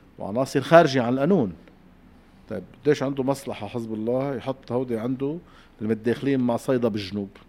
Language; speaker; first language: Arabic; native; Arabic